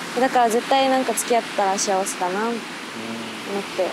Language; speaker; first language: Japanese; native; Japanese